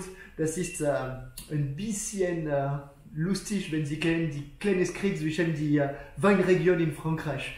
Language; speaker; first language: German; non-native, learner; French